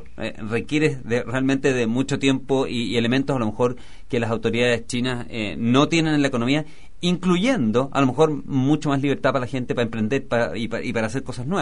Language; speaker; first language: Spanish; native; Spanish